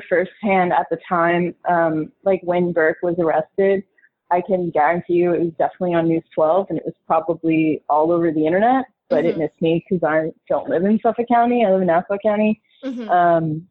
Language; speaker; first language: English; native; English